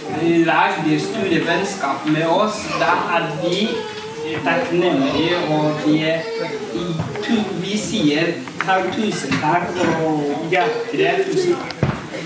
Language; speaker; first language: Norwegian; non-native, fluent; Kinyarwanda